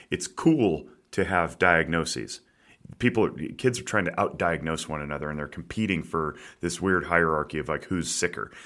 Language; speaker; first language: English; native; English